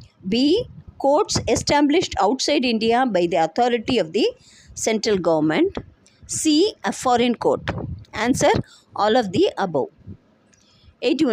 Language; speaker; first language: English; non-native, local second language; Tamil